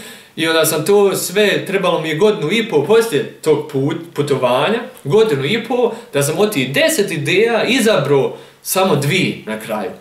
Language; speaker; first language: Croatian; early bilingual, heritage; German